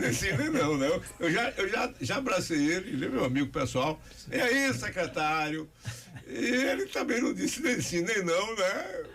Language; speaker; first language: Portuguese; native; Portuguese